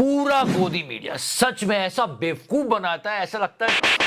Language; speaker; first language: Hindi; native; Hindi